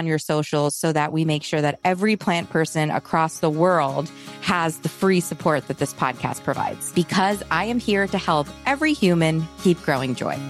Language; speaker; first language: English; native; English